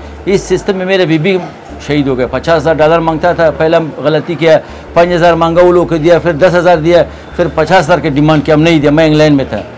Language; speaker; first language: Hindi; non-native, learner; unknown